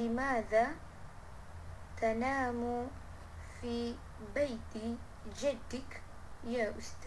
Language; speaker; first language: Arabic; non-native, learner; Malay